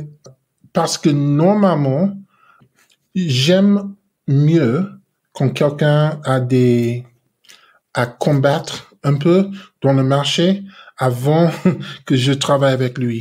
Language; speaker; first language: French; non-native, learner; English